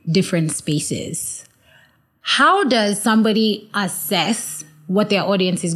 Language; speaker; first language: English; non-native, local second language; Swahili